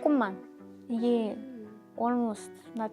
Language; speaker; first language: Korean; non-native, learner; French